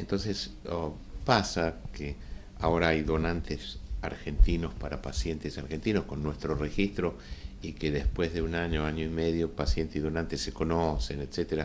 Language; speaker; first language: Spanish; native; Spanish